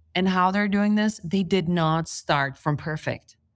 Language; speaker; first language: English; non-native, fluent; Lithuanian